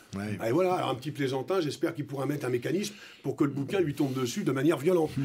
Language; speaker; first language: French; native; French